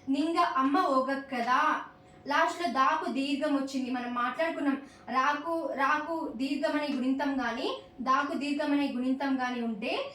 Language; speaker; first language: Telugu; non-native, local second language; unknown